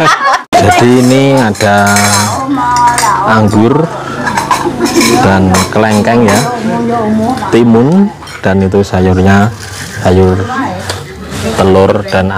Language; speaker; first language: Indonesian; non-native, local second language; Javanese